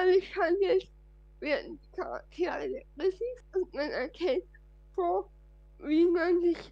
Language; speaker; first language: German; non-native, fluent; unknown